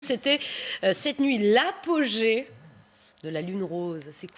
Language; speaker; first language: French; native; French